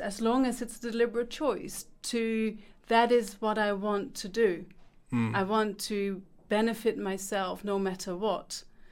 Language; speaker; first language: English; non-native, fluent; Dutch